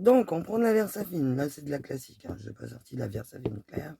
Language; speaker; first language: French; native; French